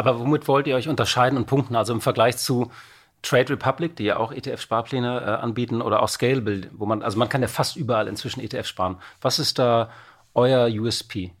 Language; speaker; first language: German; native; German